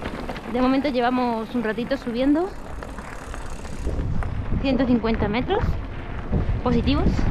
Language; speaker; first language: Spanish; native; Spanish